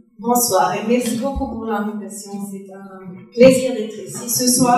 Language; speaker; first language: French; non-native, fluent; German